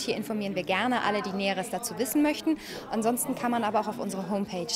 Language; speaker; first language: German; native; German